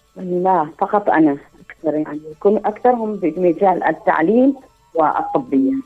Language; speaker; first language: Arabic; non-native, local second language; Kurdish